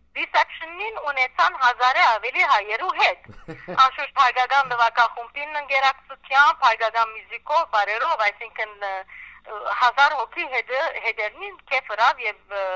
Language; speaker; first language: Armenian; early bilingual, heritage; Armenian